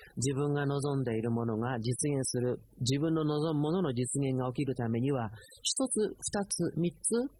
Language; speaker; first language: Japanese; native; Japanese